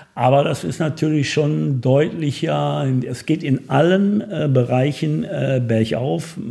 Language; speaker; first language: German; native; German